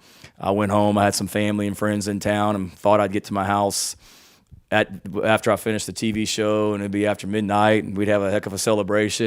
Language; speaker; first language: English; native; English